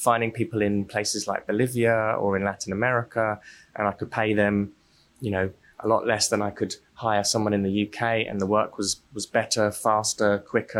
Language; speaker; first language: English; native; English